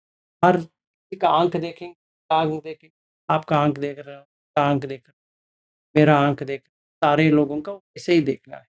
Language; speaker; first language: Hindi; native; Hindi